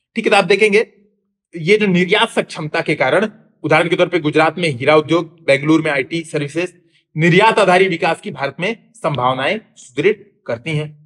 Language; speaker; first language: Hindi; native; Hindi